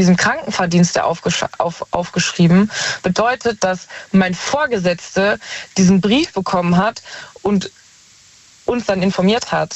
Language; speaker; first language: German; native; German